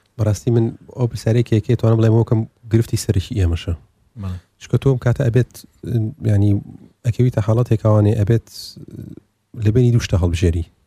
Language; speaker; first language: Central Kurdish; early bilingual, heritage; Central Kurdish